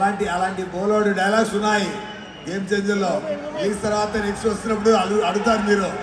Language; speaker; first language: Telugu; non-native, learner; Tamil